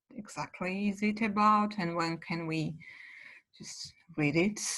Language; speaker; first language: English; non-native, fluent; Georgian